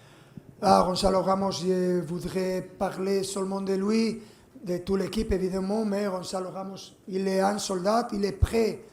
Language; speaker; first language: French; non-native, fluent; Spanish